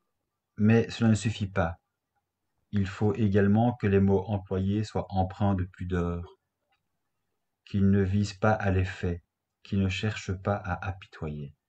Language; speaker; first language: French; native; French